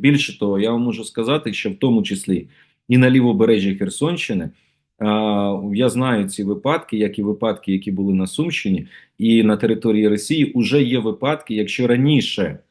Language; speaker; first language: Ukrainian; native; Ukrainian